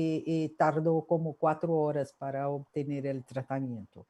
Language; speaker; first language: Spanish; non-native, fluent; Portuguese